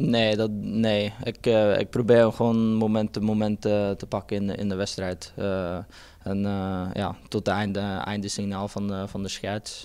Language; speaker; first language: Dutch; non-native, fluent; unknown